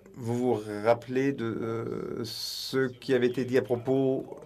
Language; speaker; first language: French; non-native, fluent; Swedish